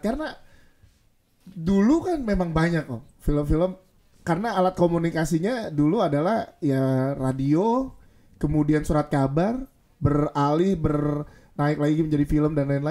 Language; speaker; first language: Indonesian; native; Indonesian